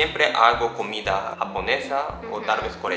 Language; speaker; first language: Spanish; non-native, learner; Japanese